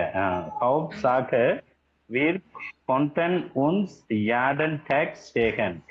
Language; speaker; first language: German; non-native, learner; Tamil